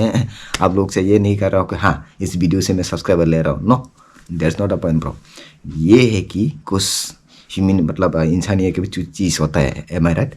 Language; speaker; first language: Hindi; non-native, local second language; Kok Borok